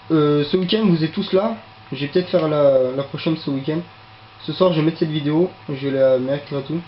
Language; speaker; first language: French; native; French